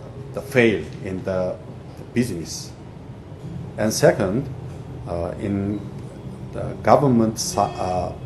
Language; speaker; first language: English; non-native, fluent; Korean